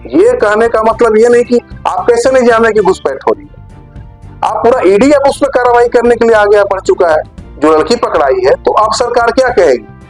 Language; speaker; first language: Hindi; native; Hindi